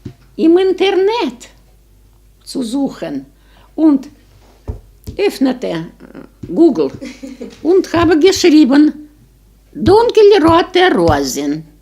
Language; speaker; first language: German; non-native, learner; Ukrainian